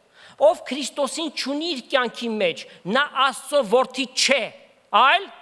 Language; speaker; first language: Armenian; native; Armenian